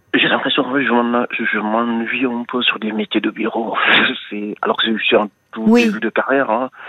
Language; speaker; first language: French; non-native, local second language; Wolof